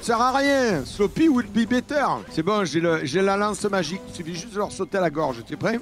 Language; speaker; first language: French; native; French